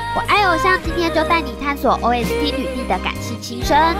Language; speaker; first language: Chinese; native; Chinese